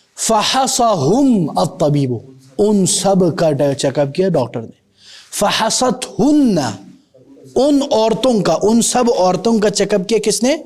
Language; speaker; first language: Urdu; native; Urdu